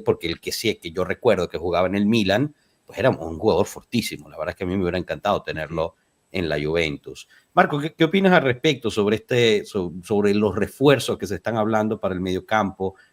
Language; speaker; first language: Spanish; native; Spanish